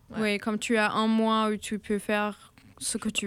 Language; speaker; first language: French; non-native, fluent; German